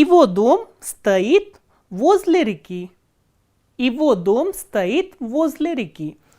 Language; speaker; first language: Russian; non-native, fluent; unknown